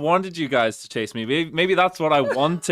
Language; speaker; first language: English; native; English